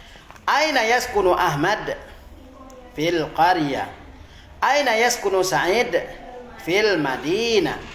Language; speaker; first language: Arabic; non-native, fluent; Indonesian